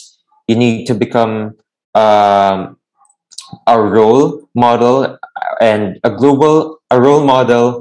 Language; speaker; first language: English; non-native, local second language; Filipino